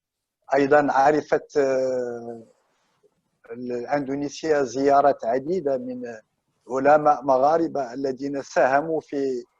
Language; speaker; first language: Arabic; native; Arabic